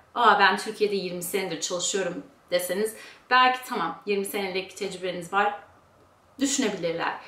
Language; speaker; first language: Turkish; early bilingual, heritage; Turkish